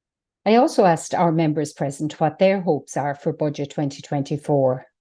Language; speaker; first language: English; native; English